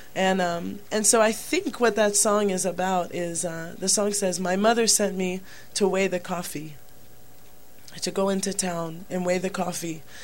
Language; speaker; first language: English; native; English